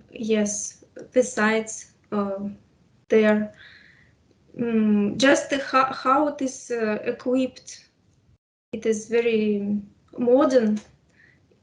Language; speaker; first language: English; non-native, fluent; Russian